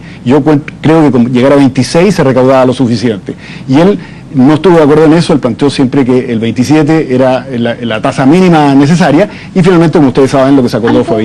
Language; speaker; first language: Spanish; native; Spanish